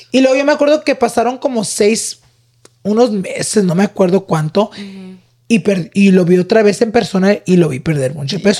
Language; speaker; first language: Spanish; early bilingual, heritage; Spanish